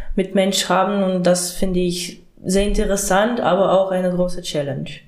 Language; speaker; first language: German; non-native, fluent; Ukrainian